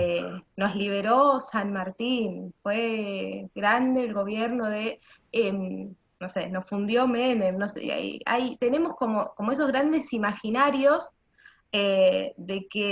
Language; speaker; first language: Spanish; native; Spanish